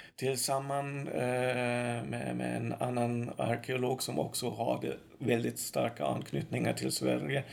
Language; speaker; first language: Swedish; non-native, fluent; German